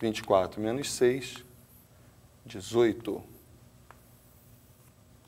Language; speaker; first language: Portuguese; native; Portuguese